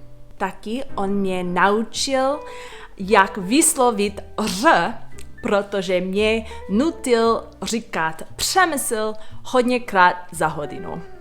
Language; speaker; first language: Czech; non-native, fluent; English